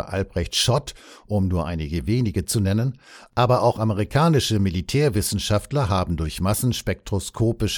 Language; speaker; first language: German; native; German